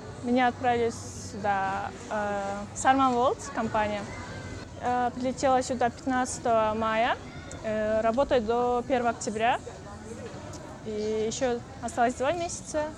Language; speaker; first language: Russian; non-native, local second language; Kyrgyz